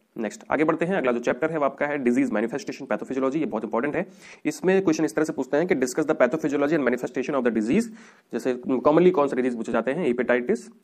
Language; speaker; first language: Hindi; native; Hindi